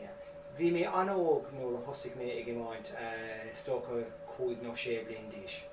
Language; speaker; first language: Irish; non-native, local second language; English